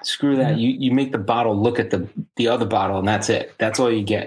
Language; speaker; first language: English; native; English